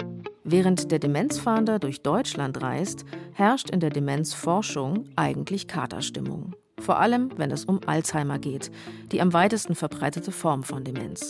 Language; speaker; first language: German; native; German